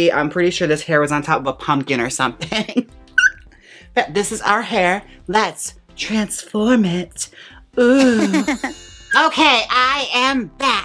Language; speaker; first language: English; native; English